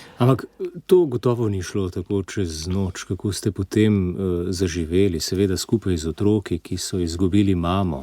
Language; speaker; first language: Slovenian; native; Slovenian